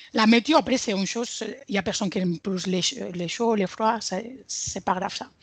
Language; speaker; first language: French; non-native, fluent; Spanish